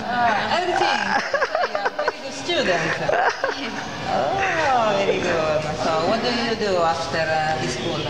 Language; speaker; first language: English; non-native, learner; Italian